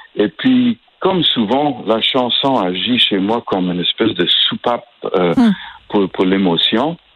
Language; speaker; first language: French; native; French